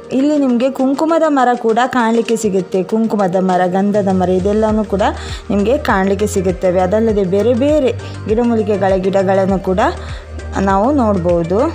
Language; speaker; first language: Kannada; non-native, local second language; Tulu